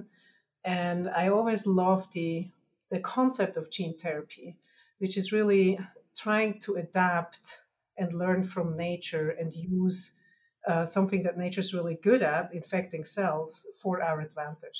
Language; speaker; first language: English; non-native, fluent; German